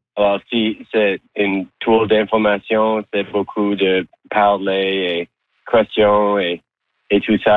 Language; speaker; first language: French; non-native, local second language; English